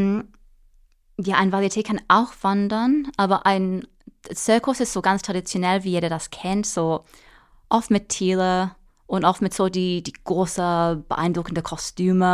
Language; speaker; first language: German; non-native, fluent; English